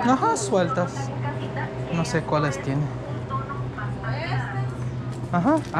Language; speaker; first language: Spanish; non-native, fluent; English